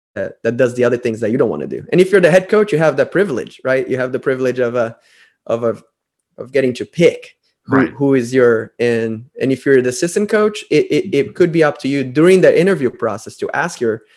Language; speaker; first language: English; non-native, fluent; Portuguese